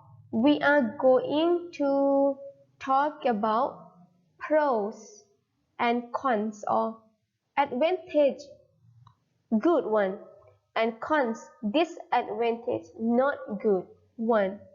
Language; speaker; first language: English; non-native, fluent; Thai